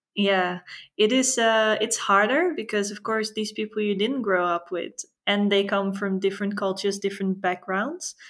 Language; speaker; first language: English; non-native, fluent; Dutch